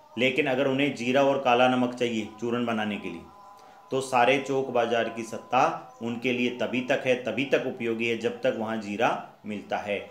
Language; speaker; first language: Hindi; native; Hindi